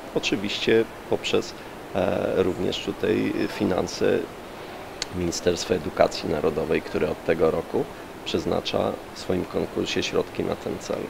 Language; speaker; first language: Polish; native; Polish